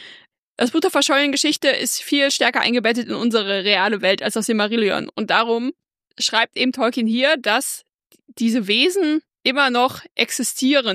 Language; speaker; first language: German; native; German